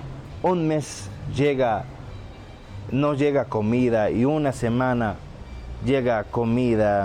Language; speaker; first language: Spanish; non-native, learner; Arabic